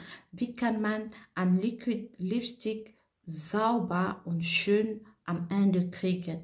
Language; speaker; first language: German; non-native, fluent; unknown